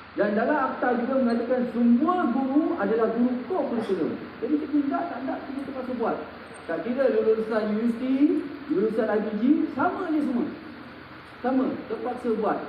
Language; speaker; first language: Malay; native; Malay